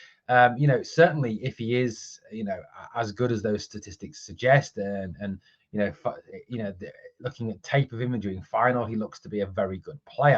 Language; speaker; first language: English; native; English